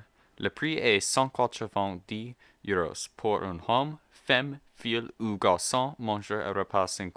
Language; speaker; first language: French; non-native, learner; English